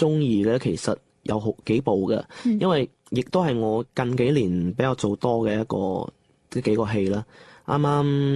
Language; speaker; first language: Cantonese; non-native, local second language; Chinese